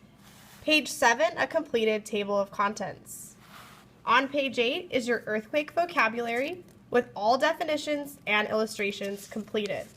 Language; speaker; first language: English; native; English